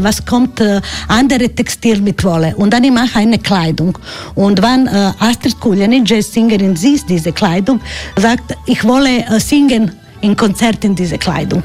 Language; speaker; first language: German; non-native, learner; Croatian